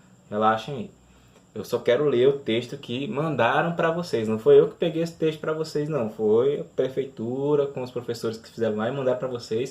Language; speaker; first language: Portuguese; native; Portuguese